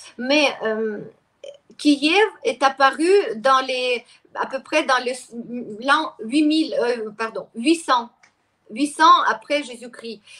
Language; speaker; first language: French; non-native, fluent; Russian